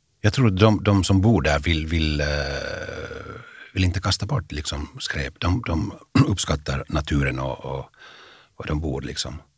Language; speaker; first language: Swedish; non-native, fluent; Finnish